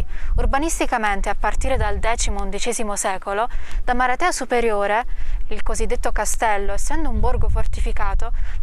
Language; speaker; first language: Italian; native; Italian